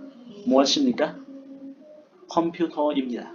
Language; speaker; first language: Korean; non-native, fluent; Lao